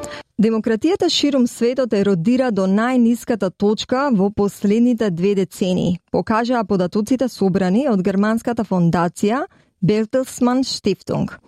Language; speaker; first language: Macedonian; native; Macedonian